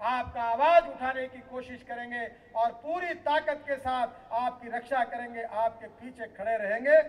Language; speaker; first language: Hindi; non-native, local second language; Marathi